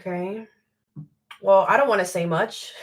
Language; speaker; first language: English; native; English